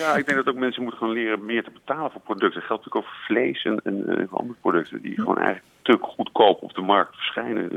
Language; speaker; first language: Dutch; native; Dutch